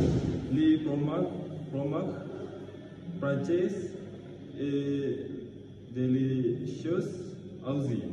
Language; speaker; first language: French; non-native, learner; Malay